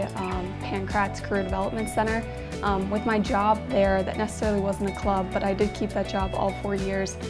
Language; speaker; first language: English; native; English